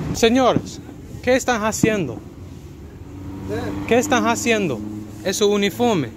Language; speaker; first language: Spanish; non-native, learner; English